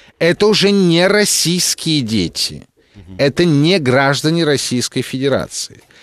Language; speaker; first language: Russian; native; Russian